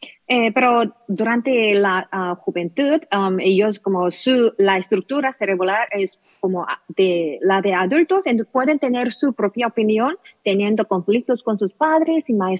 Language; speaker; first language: Spanish; non-native, learner; Korean